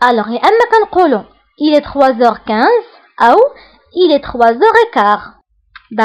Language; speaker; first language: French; non-native, local second language; Arabic